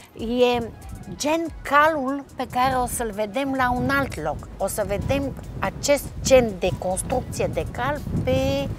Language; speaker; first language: Romanian; non-native, fluent; Bulgarian